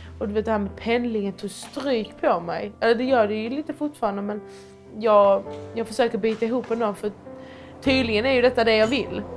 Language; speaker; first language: Swedish; early bilingual, other home language; Persian